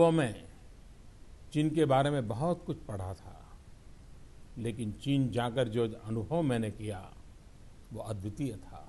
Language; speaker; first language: Hindi; non-native, local second language; Gujarati